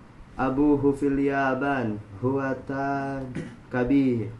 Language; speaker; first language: Arabic; non-native, learner; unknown